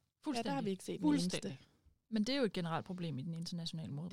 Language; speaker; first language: Danish; native; Danish